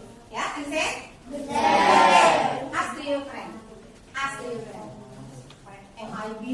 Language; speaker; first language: English; non-native, learner; Indonesian